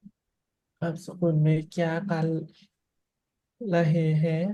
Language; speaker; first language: Hindi; non-native, learner; Thai